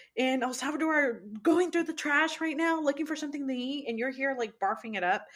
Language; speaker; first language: English; early bilingual, other home language; Spanish